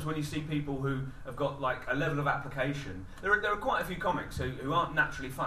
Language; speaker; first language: English; native; English